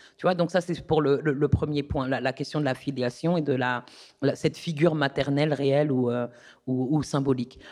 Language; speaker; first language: French; native; French